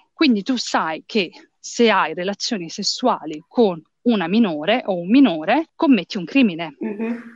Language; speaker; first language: Italian; early bilingual, other home language; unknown